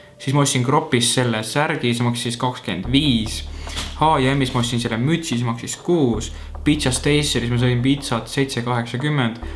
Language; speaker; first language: Estonian; early bilingual, heritage; Estonian